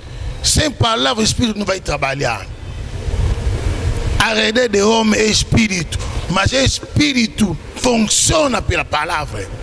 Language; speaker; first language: Portuguese; non-native, learner; Lingala